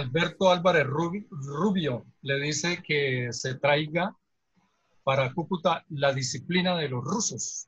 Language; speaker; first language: Spanish; native; Spanish